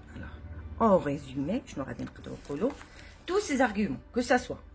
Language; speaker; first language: French; non-native, local second language; Arabic